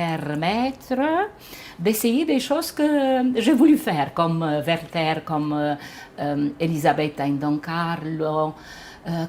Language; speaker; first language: French; non-native, fluent; Romanian